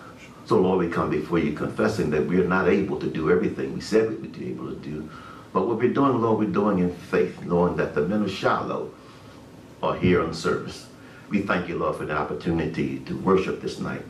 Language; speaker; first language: English; native; English